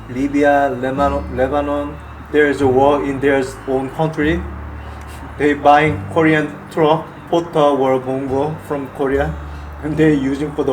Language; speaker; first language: English; non-native, learner; Korean